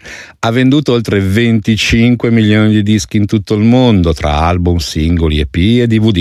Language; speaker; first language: Italian; native; Italian